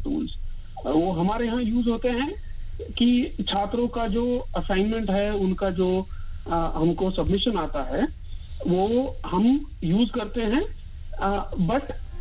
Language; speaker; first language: Hindi; non-native, local second language; Marathi